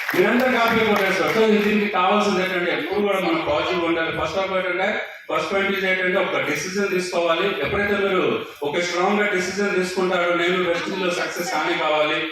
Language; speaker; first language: Telugu; non-native, local second language; Odia